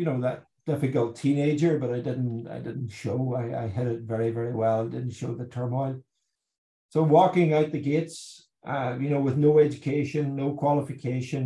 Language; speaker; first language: English; native; English